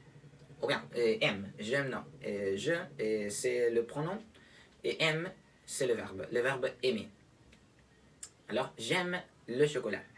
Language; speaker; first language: French; non-native, learner; Spanish